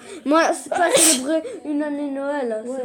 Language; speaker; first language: French; native; French